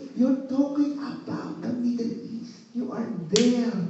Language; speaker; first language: English; non-native, local second language; Filipino